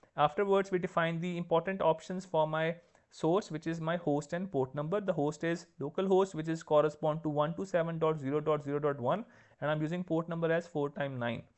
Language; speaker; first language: English; non-native, local second language; Punjabi